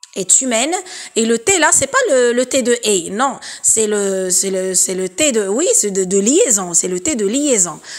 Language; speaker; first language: French; non-native, local second language; Arabic